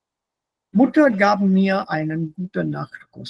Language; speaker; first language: German; non-native, fluent; Hindi